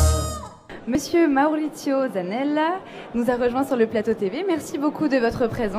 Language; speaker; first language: French; native; French